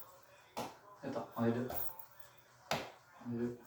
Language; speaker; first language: French; native; French